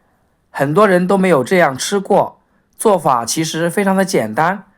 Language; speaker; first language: Chinese; native; Chinese